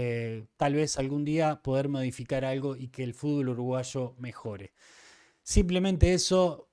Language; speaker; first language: Spanish; native; Spanish